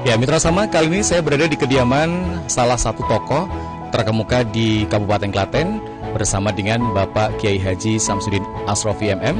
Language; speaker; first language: Indonesian; non-native, local second language; Javanese